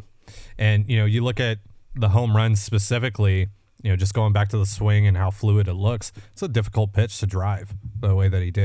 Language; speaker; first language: English; native; English